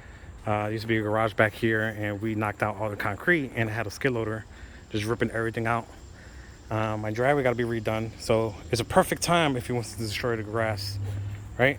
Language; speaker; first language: English; native; English